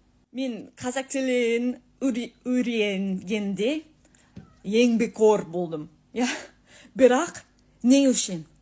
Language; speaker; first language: Kazakh; non-native, learner; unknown